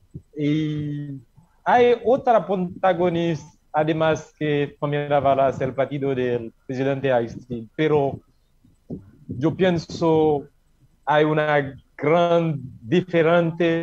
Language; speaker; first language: Spanish; non-native, learner; Haitian Creole